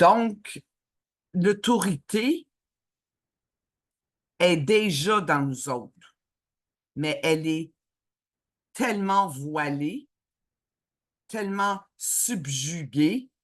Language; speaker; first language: French; native; French